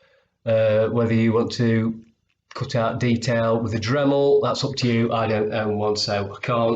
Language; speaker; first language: English; native; English